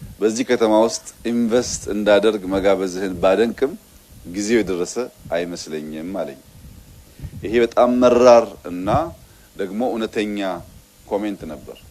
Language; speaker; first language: Amharic; non-native, local second language; Oromo